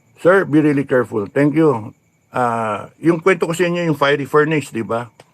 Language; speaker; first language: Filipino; native; Filipino